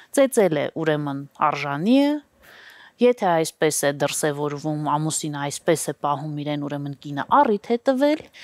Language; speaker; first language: Armenian; native; Armenian